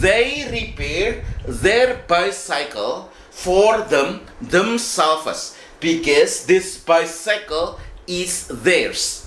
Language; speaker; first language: English; non-native, fluent; Indonesian